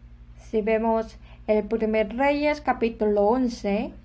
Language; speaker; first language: Spanish; non-native, fluent; Korean